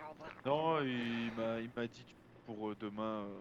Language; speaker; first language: French; native; French